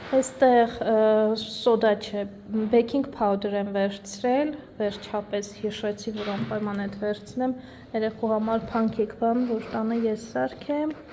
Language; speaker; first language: Armenian; native; Armenian